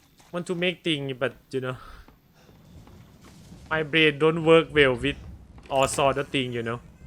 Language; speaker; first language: English; non-native, learner; Thai